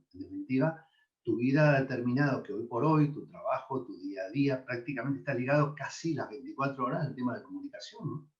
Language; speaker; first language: Spanish; native; Spanish